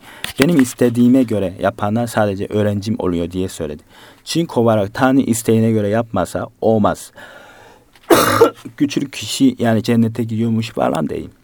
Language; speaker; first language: Turkish; non-native, learner; Korean